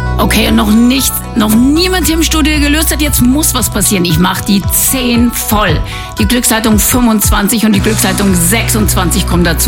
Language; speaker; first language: German; native; German